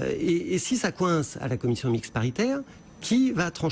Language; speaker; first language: French; native; French